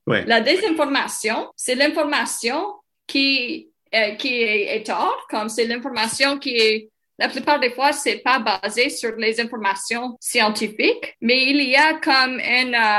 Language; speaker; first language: French; non-native, local second language; English